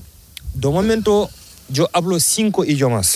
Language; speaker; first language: Spanish; non-native, learner; Fula